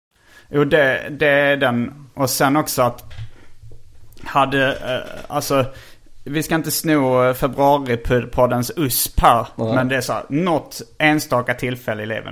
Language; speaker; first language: Swedish; native; Swedish